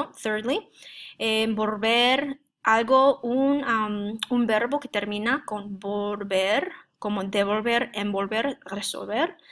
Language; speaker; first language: Spanish; non-native, fluent; English